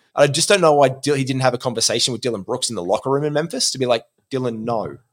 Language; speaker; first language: English; native; English